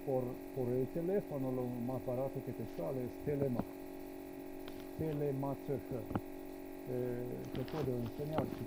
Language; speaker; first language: Spanish; non-native, learner; Slovenian